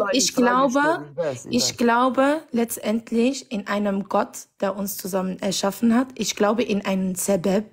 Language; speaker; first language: German; non-native, fluent; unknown